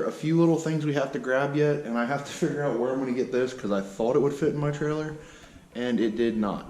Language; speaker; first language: English; native; English